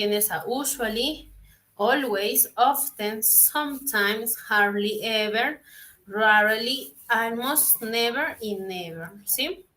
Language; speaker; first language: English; non-native, learner; Spanish